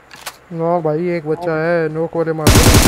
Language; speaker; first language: Hindi; native; Hindi